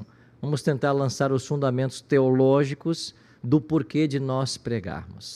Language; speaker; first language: Portuguese; native; Portuguese